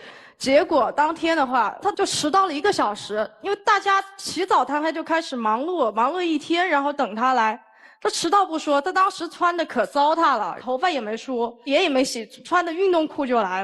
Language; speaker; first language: Chinese; native; Chinese